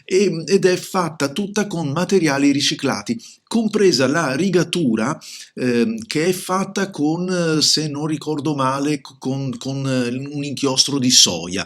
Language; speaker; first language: Italian; native; Italian